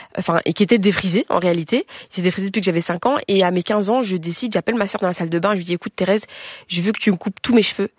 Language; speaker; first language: French; native; French